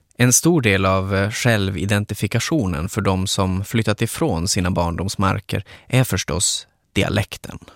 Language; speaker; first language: Swedish; native; Swedish